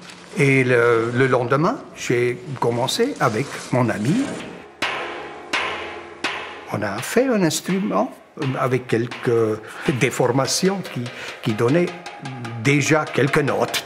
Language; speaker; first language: French; non-native, local second language; German